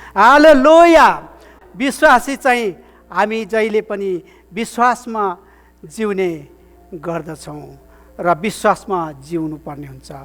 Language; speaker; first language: Nepali; native; Nepali